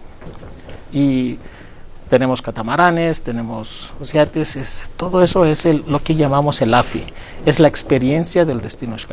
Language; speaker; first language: Spanish; non-native, fluent; Greek